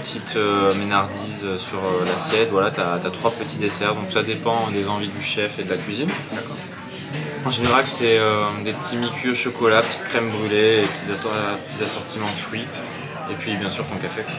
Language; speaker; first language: French; native; French